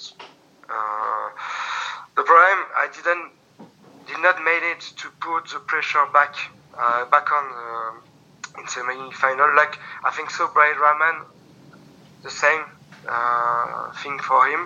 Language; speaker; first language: English; non-native, learner; French